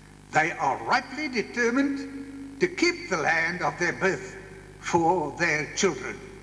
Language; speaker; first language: English; non-native, local second language; Afrikaans